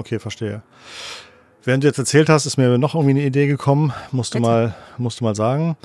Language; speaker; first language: German; native; German